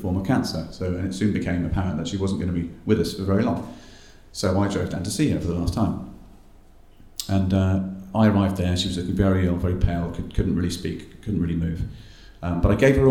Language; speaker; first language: English; native; English